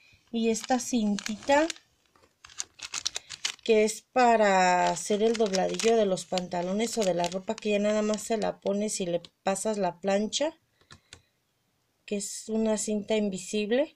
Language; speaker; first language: Spanish; native; Spanish